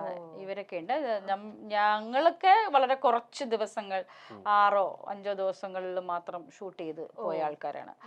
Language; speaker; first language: Malayalam; native; Malayalam